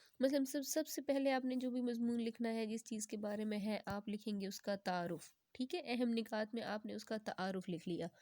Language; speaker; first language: Urdu; non-native, local second language; Punjabi